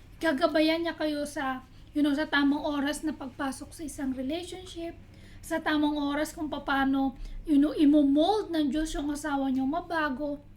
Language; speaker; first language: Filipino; native; Filipino